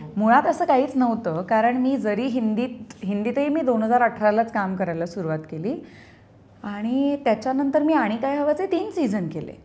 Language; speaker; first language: Marathi; native; Marathi